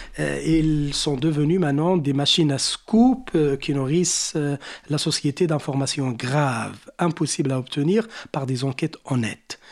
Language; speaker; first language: French; non-native, local second language; Arabic